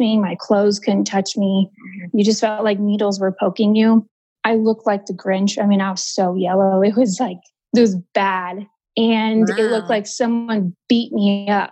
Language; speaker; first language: English; native; English